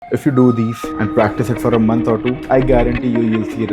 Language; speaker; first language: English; non-native, local second language; Hindi